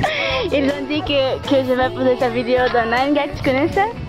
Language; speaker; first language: French; non-native, learner; Portuguese